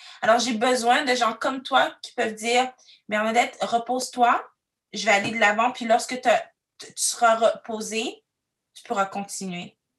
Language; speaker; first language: French; early bilingual, other home language; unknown